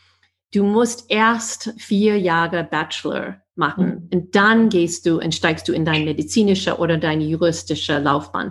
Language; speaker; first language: German; non-native, fluent; English